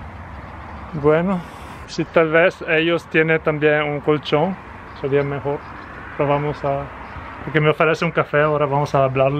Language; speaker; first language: Spanish; non-native, fluent; Italian